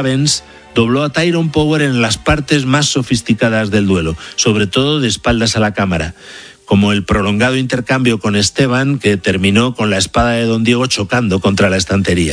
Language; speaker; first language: Spanish; native; Spanish